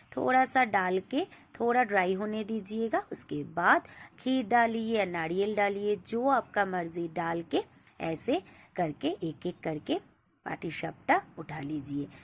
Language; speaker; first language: Hindi; non-native, local second language; Bangla